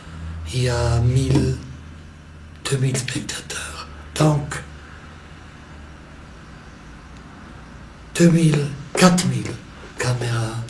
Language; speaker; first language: French; non-native, local second language; German